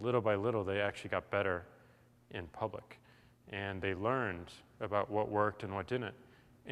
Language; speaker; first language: English; native; English